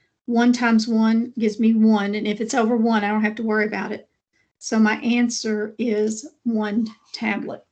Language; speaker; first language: English; native; English